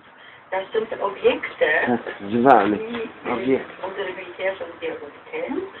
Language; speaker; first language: German; non-native, fluent; Polish